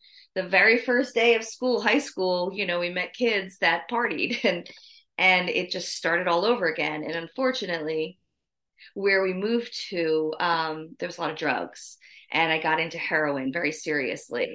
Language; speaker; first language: English; native; English